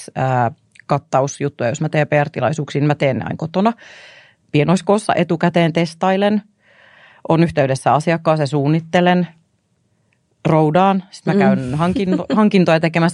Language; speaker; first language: Finnish; native; Finnish